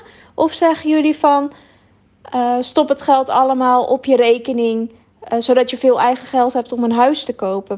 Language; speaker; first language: Dutch; native; Dutch